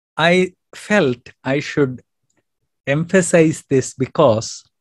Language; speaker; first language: English; non-native, local second language; Malayalam